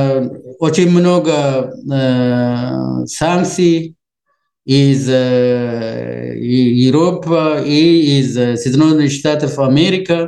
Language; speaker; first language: Russian; non-native, learner; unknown